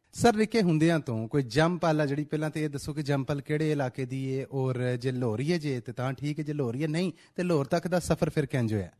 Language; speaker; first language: Punjabi; native; Punjabi